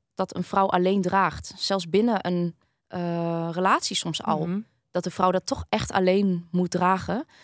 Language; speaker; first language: Dutch; early bilingual, other home language; Vietnamese